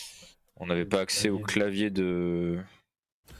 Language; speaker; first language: French; native; French